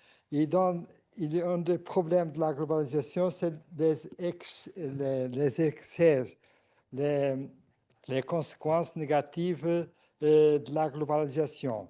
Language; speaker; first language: French; non-native, fluent; Portuguese